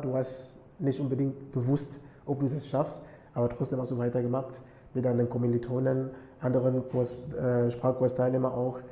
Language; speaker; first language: German; non-native, fluent; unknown